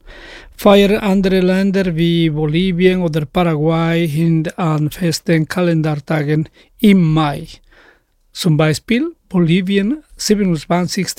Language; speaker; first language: German; non-native, fluent; Spanish